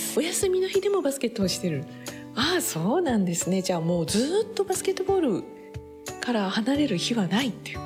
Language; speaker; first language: Japanese; native; Japanese